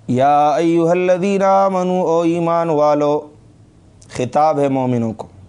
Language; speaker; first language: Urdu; non-native, local second language; Pashto